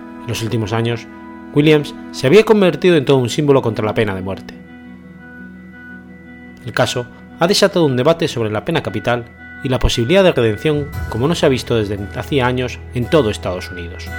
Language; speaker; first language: Spanish; native; Spanish